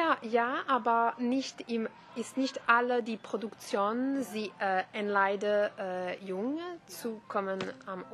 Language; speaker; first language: German; non-native, learner; French